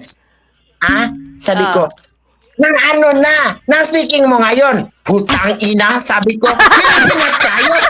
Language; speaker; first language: Filipino; non-native, learner; Indonesian